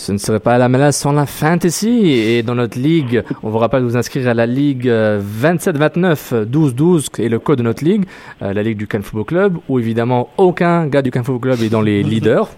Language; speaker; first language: French; native; French